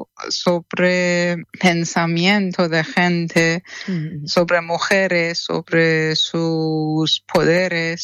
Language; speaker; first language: Spanish; non-native, learner; Persian